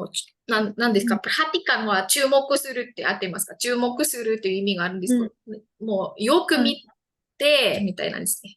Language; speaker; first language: Japanese; non-native, fluent; Indonesian